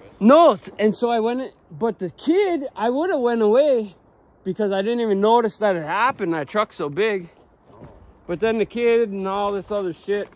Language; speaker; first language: English; native; English